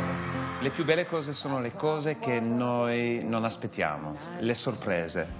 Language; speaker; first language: Italian; non-native, fluent; English